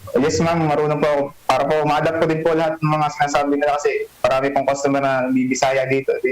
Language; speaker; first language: Filipino; native; Filipino